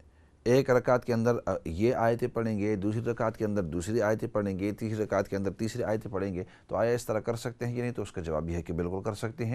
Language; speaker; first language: Urdu; native; Urdu